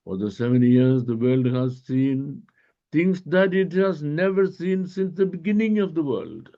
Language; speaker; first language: English; non-native, local second language; Malayalam